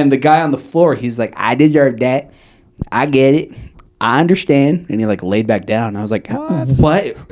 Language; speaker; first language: English; native; English